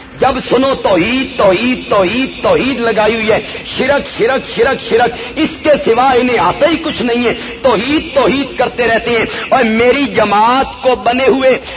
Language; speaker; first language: Urdu; non-native, local second language; Punjabi